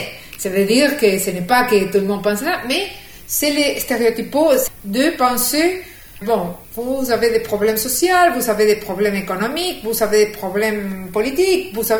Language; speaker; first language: French; non-native, fluent; Spanish